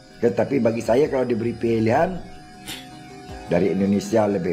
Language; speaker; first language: Malay; native; Malay